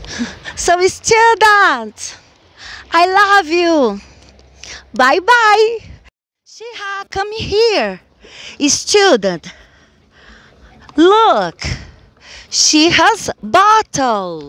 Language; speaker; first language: English; non-native, fluent; Portuguese